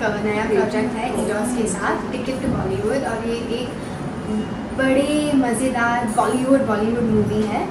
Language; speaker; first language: Hindi; non-native, local second language; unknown